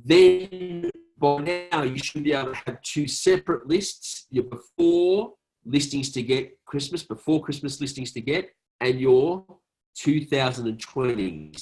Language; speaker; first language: English; native; English